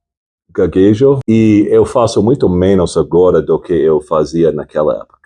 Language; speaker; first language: Portuguese; non-native, fluent; English